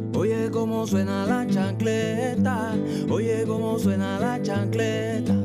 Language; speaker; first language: Spanish; native; Spanish